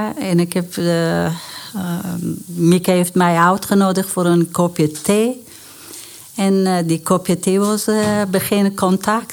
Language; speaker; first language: Dutch; non-native, learner; Persian